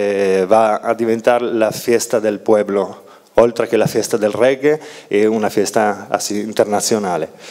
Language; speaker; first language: Spanish; non-native, learner; Italian